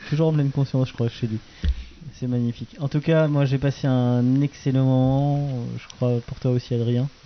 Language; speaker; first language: French; native; French